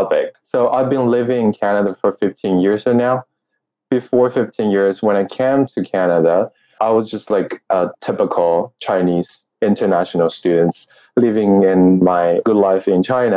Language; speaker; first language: English; non-native, fluent; Chinese